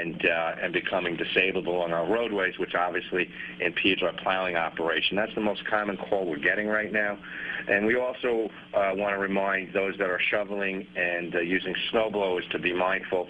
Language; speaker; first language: English; native; English